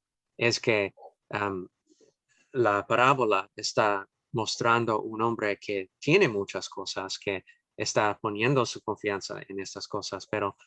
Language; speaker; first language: Spanish; non-native, fluent; English